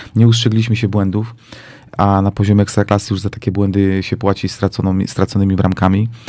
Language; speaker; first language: Polish; native; Polish